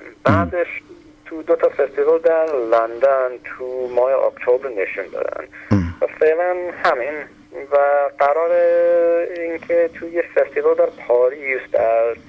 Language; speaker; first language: Persian; early bilingual, heritage; Persian